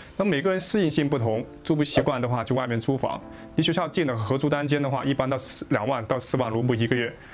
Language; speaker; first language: Chinese; native; Chinese